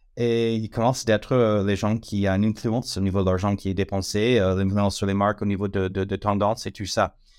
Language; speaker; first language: French; non-native, fluent; English